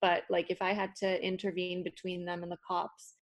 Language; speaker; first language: English; non-native, fluent; Spanish